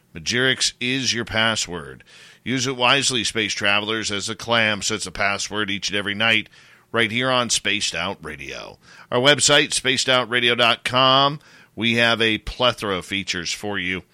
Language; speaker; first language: English; native; English